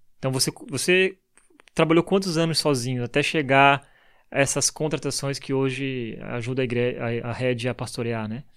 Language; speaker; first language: Portuguese; native; Portuguese